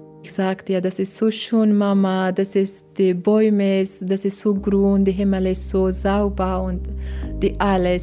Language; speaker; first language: German; non-native, learner; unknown